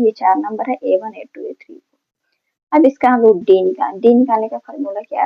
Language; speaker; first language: Hindi; native; Hindi